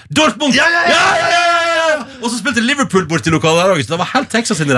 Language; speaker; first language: Norwegian; native; Norwegian